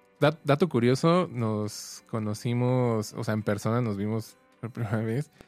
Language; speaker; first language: Spanish; native; Spanish